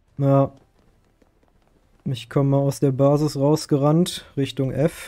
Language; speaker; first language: German; native; German